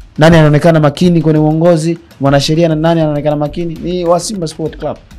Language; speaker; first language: Swahili; native; Swahili